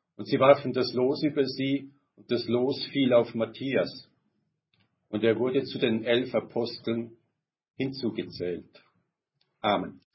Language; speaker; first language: German; native; German